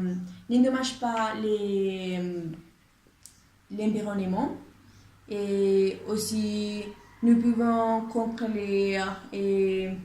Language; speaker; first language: French; non-native, learner; Spanish